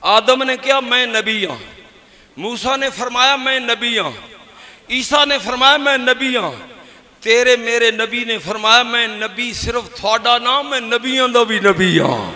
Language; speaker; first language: Urdu; non-native, local second language; Punjabi